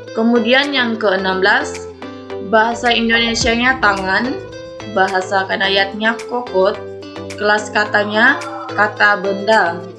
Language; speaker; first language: Indonesian; non-native, local second language; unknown